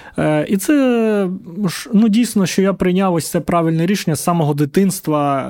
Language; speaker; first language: Ukrainian; non-native, local second language; Russian